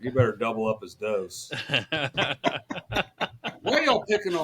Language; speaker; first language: English; native; English